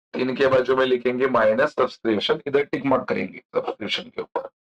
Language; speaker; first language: Hindi; non-native, local second language; Marathi